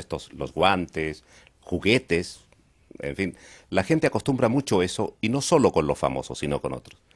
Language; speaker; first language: Spanish; native; Spanish